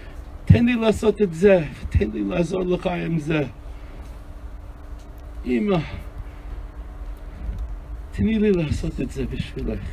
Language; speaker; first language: Hebrew; non-native, fluent; English